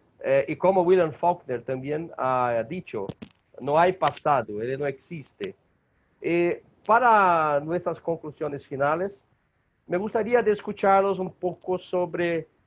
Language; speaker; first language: Spanish; non-native, learner; Portuguese